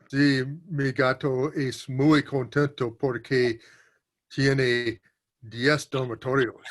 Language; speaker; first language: Spanish; non-native, learner; English